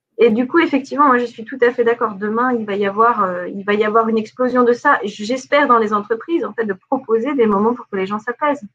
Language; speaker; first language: French; native; French